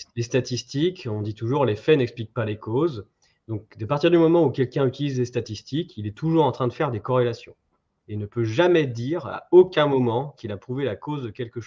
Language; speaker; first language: French; native; French